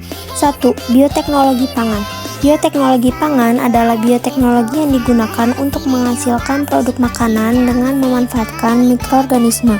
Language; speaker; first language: Indonesian; native; Indonesian